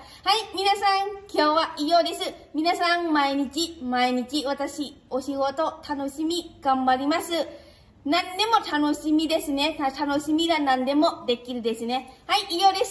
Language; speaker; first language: Japanese; non-native, learner; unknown